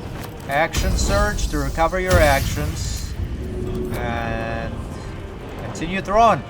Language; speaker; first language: English; native; English